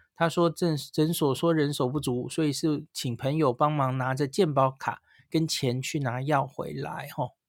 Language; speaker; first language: Chinese; native; Chinese